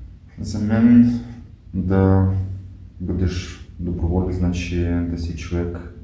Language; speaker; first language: Bulgarian; non-native, fluent; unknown